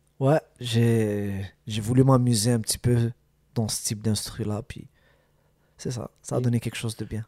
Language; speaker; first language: French; early bilingual, other home language; Arabic